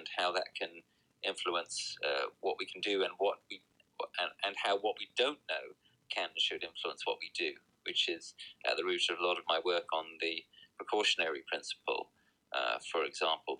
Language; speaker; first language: English; native; English